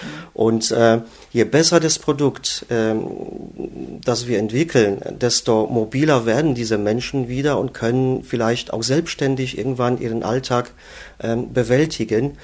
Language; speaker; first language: German; native; German